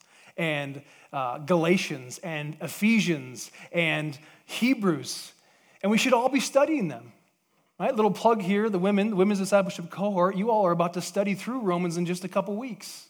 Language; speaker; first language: English; native; English